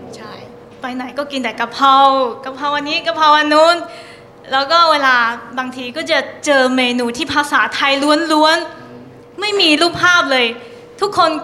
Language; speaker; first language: Thai; non-native, fluent; Chinese